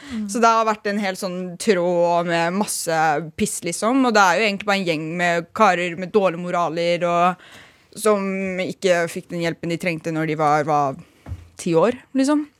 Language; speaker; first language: Norwegian; early bilingual, other home language; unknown